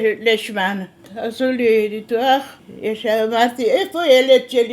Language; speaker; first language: Hebrew; non-native, learner; Persian